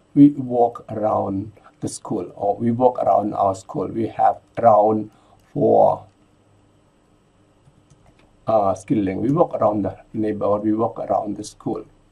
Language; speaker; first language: English; non-native, fluent; Indonesian